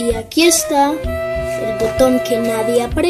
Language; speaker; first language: Spanish; native; Spanish